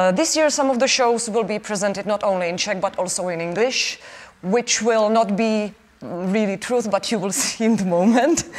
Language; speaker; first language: English; non-native, fluent; Czech